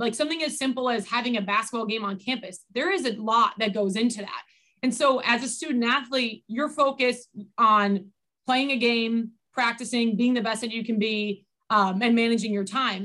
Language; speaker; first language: English; native; English